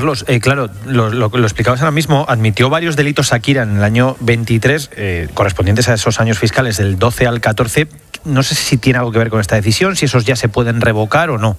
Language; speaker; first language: Spanish; native; Spanish